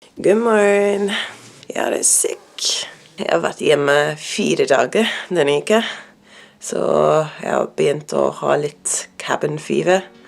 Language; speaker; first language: Norwegian; non-native, learner; English